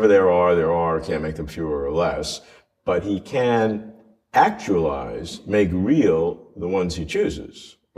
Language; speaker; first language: English; native; English